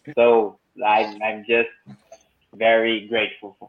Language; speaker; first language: English; non-native, learner; Portuguese